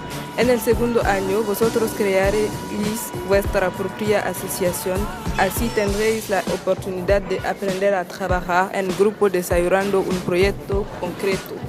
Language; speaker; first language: Spanish; non-native, learner; French